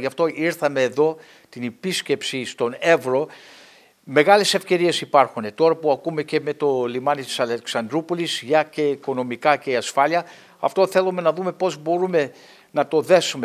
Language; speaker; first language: Greek; early bilingual, heritage; English